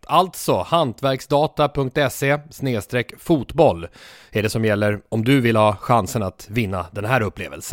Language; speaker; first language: Swedish; native; Swedish